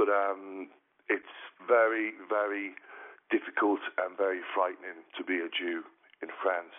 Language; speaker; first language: English; native; English